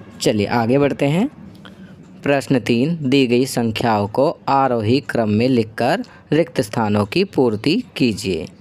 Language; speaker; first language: Hindi; native; Hindi